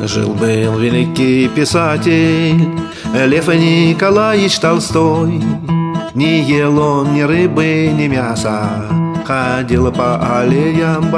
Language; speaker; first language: Russian; native; Russian